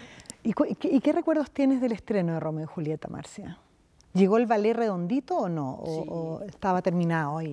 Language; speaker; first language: Spanish; native; Spanish